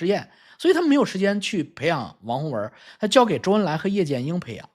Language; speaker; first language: Chinese; native; Chinese